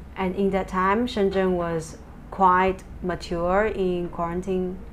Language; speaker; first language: English; non-native, fluent; Chinese